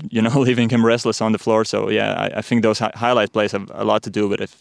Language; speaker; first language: English; non-native, fluent; Latvian